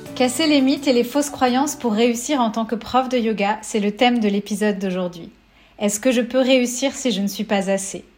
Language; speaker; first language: French; native; French